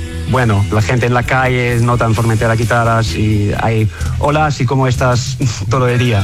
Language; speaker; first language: Spanish; non-native, learner; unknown